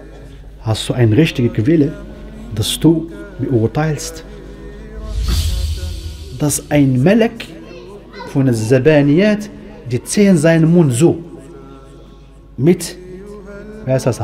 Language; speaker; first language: German; non-native, fluent; Arabic